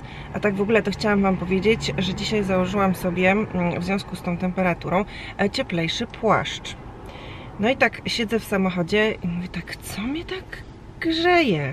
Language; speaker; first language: Polish; native; Polish